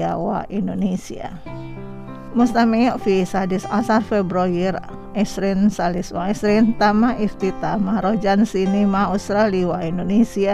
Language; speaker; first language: Arabic; non-native, fluent; Indonesian